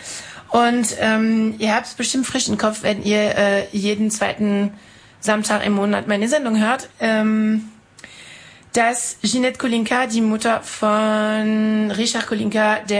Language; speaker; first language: German; non-native, fluent; French